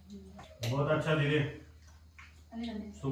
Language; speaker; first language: Hindi; non-native, local second language; Kannada